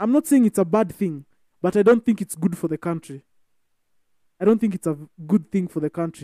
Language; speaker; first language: English; non-native, local second language; Swahili